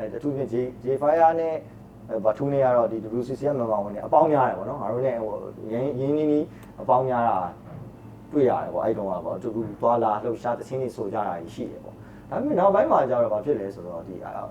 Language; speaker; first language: Burmese; native; Burmese